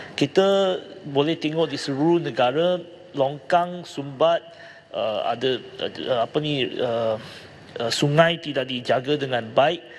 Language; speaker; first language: Malay; non-native, local second language; Chinese